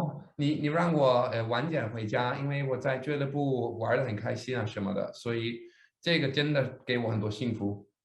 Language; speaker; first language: Chinese; non-native, fluent; Danish